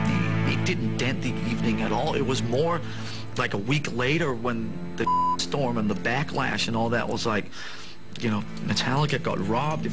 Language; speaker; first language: English; non-native, fluent; Danish